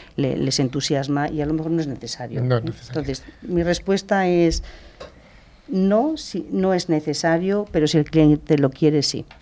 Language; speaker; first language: Spanish; native; Spanish